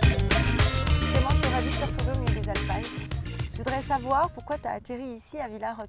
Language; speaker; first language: French; native; French